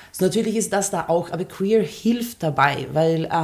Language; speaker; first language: German; non-native, fluent; Finnish